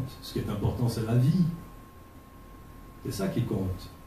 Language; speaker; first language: French; non-native, fluent; Portuguese